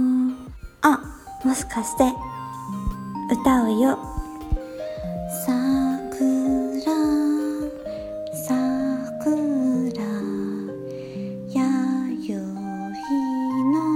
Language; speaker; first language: Japanese; non-native, learner; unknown